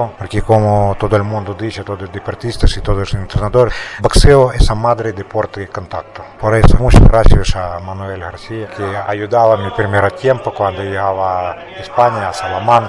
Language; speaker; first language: Spanish; non-native, learner; Russian